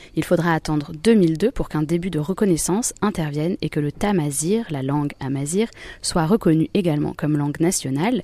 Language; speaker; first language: French; native; French